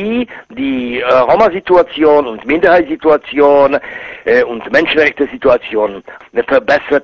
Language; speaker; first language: German; non-native, fluent; Czech